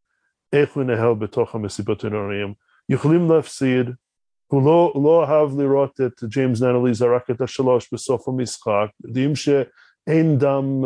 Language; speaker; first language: Hebrew; non-native, fluent; English